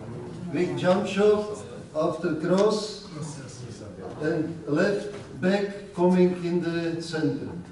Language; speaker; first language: English; non-native, learner; Czech